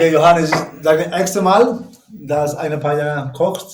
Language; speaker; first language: German; non-native, learner; Spanish